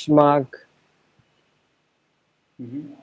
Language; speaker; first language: German; non-native, learner; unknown